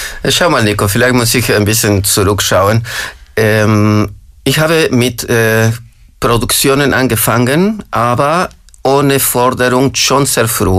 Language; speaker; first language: German; non-native, fluent; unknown